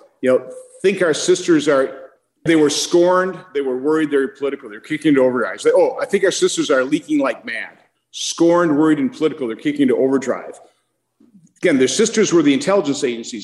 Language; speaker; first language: English; native; English